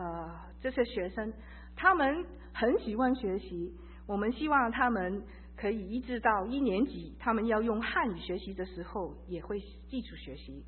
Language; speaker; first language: Chinese; early bilingual, heritage; Chinese